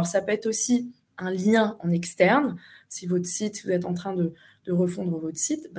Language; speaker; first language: French; native; French